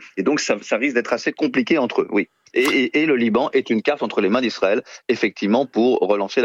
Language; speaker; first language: French; native; French